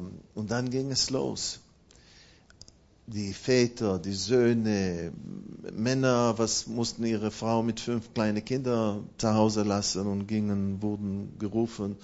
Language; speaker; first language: German; non-native, fluent; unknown